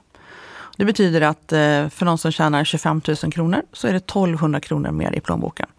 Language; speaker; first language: Swedish; native; Swedish